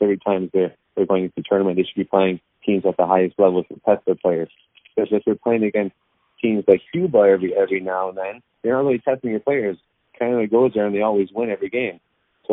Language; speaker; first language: English; native; English